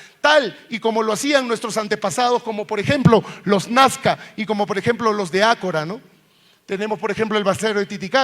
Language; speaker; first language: Spanish; native; Spanish